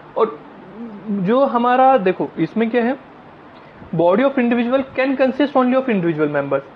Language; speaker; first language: Hindi; native; Hindi